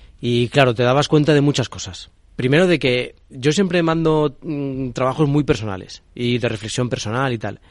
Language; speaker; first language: Spanish; native; Spanish